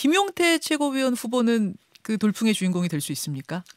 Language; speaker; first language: Korean; native; Korean